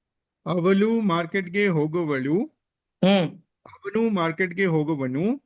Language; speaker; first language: Kannada; non-native, learner; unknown